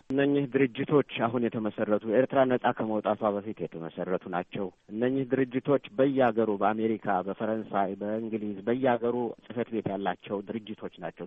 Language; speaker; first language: Amharic; non-native, local second language; Tigrinya